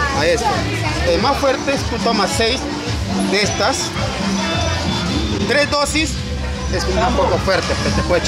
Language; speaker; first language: Spanish; native; Spanish